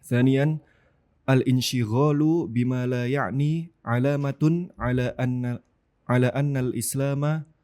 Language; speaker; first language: Arabic; non-native, learner; Indonesian